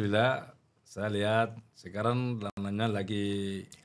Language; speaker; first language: Indonesian; non-native, learner; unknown